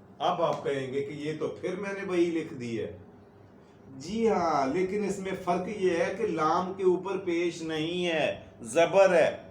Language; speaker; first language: Urdu; native; Urdu